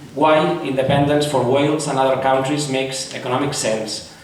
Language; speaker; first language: English; non-native, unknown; Catalan